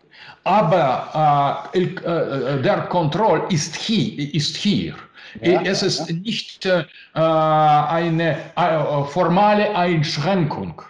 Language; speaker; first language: German; non-native, learner; Russian